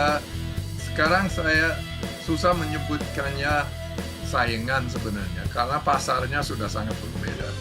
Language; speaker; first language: Indonesian; non-native, fluent; English